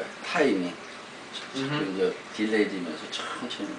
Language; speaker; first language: Korean; native; Korean